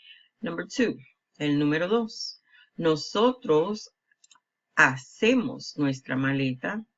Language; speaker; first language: Spanish; non-native, fluent; English